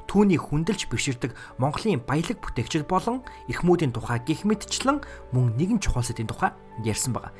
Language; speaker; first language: Mongolian; native; Mongolian